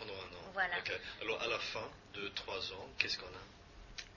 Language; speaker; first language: French; non-native, fluent; English